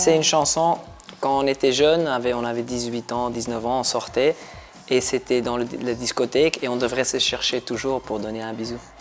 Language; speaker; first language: French; non-native, local second language; Dutch